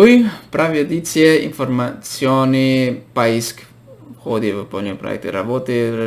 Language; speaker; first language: Russian; non-native, fluent; English